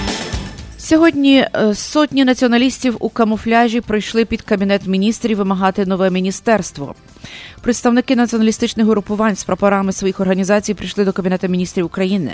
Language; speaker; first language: Ukrainian; native; Ukrainian